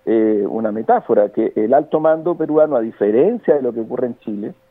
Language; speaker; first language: Spanish; native; Spanish